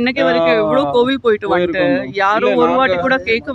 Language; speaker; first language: Tamil; non-native, local second language; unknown